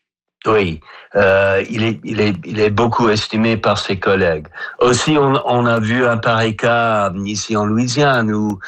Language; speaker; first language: French; non-native, fluent; English